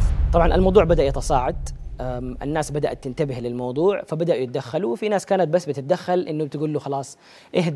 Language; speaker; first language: Arabic; native; Arabic